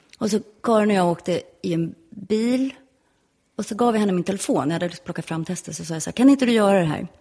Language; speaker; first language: Swedish; native; Swedish